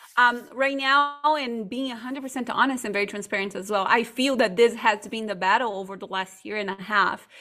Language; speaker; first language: English; non-native, fluent; Portuguese